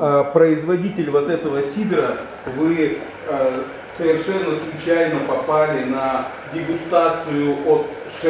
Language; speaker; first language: Russian; native; Russian